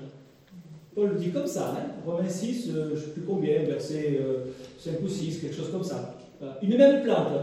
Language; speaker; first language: French; native; French